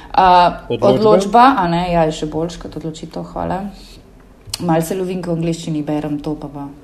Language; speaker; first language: Slovenian; native; Slovenian